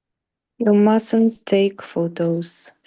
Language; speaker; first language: English; non-native, learner; Russian